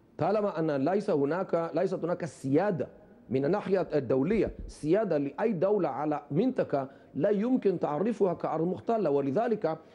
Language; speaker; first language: Arabic; non-native, fluent; Hebrew